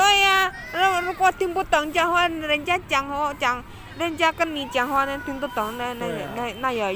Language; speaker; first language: Chinese; non-native, learner; Javanese